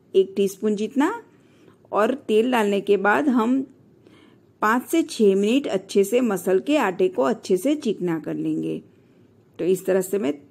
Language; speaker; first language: Hindi; non-native, local second language; Gujarati